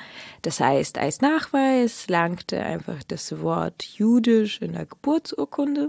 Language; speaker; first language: German; early bilingual, other home language; Russian